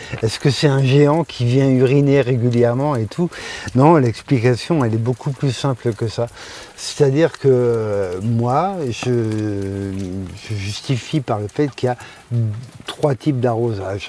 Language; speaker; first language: French; native; French